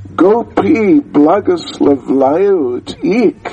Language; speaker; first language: Russian; non-native, learner; English